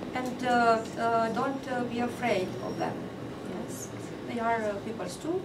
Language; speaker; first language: English; non-native, fluent; Romanian